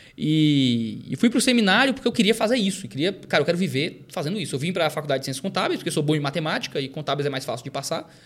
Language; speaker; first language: Portuguese; native; Portuguese